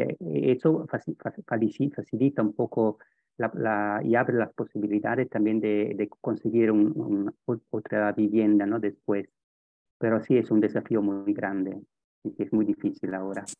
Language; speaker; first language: Spanish; non-native, fluent; Italian